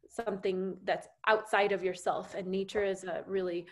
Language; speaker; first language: English; native; English